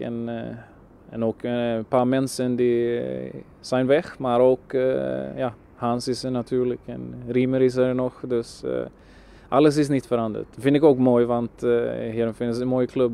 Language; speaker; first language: Dutch; non-native, fluent; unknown